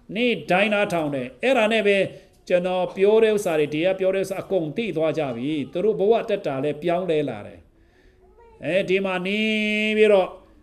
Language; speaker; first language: Burmese; non-native, local second language; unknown